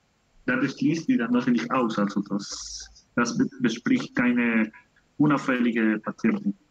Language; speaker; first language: German; non-native, learner; Spanish